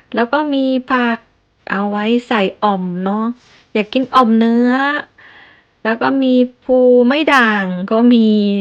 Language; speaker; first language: Thai; native; Thai